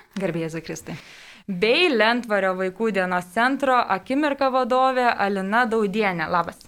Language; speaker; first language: Lithuanian; native; Lithuanian